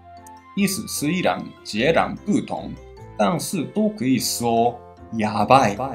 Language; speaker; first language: Chinese; non-native, fluent; Japanese